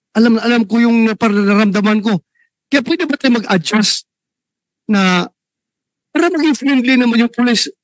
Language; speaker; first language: Filipino; non-native, local second language; Cebuano